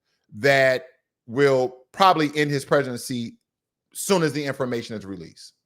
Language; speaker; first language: English; native; English